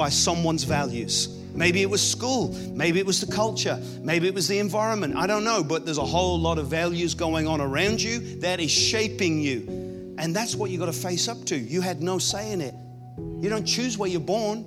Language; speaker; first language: English; native; English